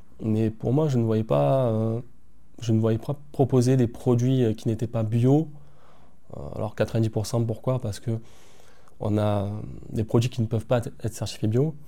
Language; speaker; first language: French; native; French